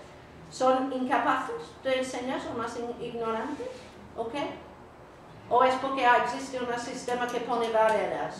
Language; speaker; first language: Spanish; non-native, fluent; English